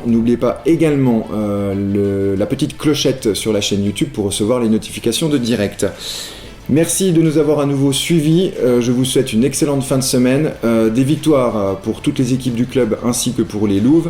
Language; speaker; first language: French; native; French